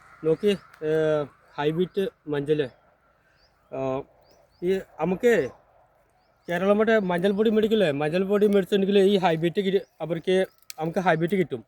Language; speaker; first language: Malayalam; non-native, learner; Assamese